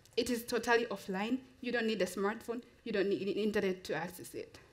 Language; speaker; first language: English; non-native, local second language; Swahili